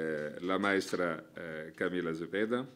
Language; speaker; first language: Spanish; non-native, fluent; Arabic